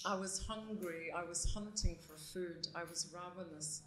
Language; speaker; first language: English; native; English